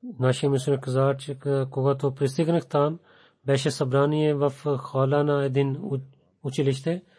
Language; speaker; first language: Bulgarian; non-native, learner; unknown